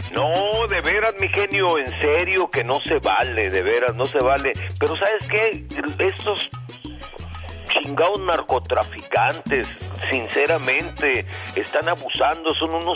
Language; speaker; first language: Spanish; native; Spanish